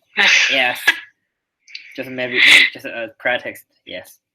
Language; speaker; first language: English; non-native, learner; Chinese